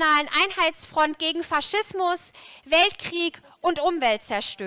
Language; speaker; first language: German; native; German